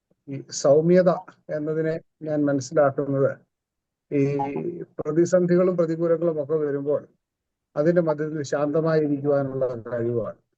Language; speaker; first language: Malayalam; native; Malayalam